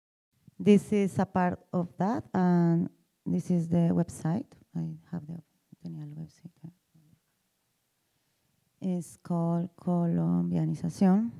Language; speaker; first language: English; non-native, learner; Spanish